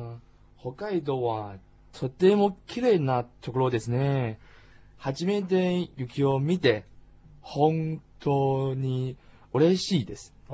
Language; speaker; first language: Japanese; non-native, learner; Chinese